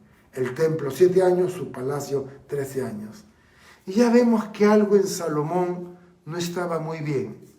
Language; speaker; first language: Spanish; native; Spanish